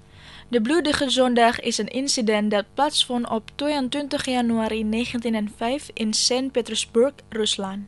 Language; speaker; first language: Dutch; non-native, fluent; Indonesian